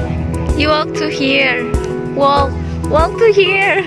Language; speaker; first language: English; non-native, learner; Indonesian